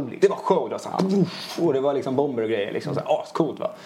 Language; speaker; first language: Swedish; early bilingual, other home language; Italian